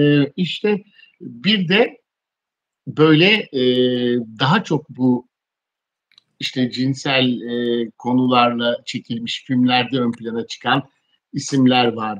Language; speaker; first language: Turkish; native; Turkish